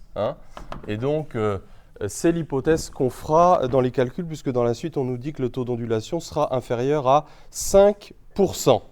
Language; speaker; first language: French; native; French